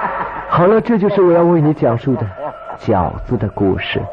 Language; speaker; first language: Chinese; native; Chinese